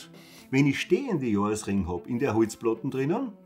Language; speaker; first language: German; native; German